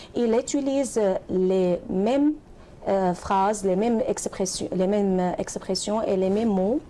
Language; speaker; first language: French; non-native, fluent; Arabic